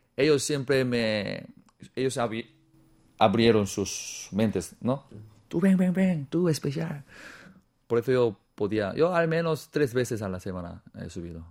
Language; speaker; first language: Spanish; non-native, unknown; Korean